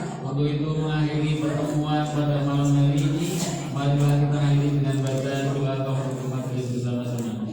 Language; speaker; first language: Indonesian; native; Indonesian